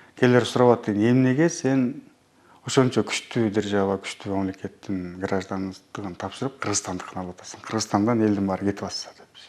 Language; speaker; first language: Kyrgyz; early bilingual, heritage; Kyrgyz